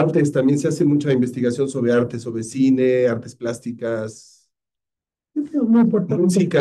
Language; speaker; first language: Spanish; native; Spanish